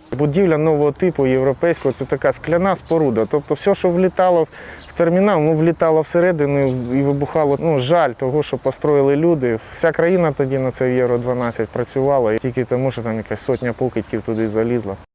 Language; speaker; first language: Ukrainian; non-native, local second language; Russian